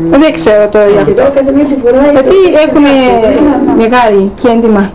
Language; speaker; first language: Greek; non-native, local second language; Turkish